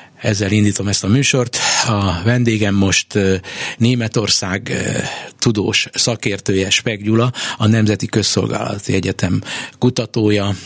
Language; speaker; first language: Hungarian; native; Hungarian